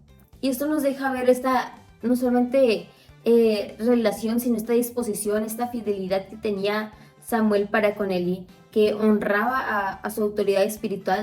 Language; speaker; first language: Spanish; native; Spanish